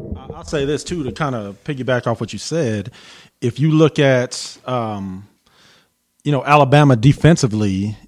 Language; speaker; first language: English; native; English